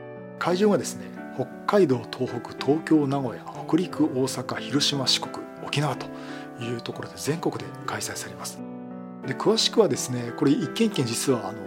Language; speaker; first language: Japanese; native; Japanese